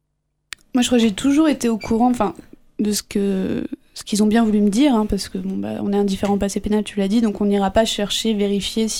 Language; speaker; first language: French; native; French